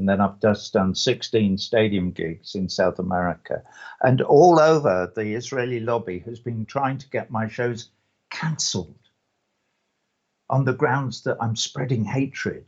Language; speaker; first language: English; native; English